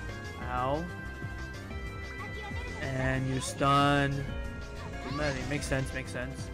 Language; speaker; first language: English; native; English